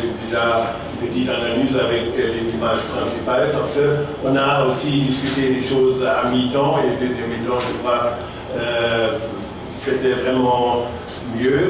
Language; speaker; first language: French; non-native, fluent; German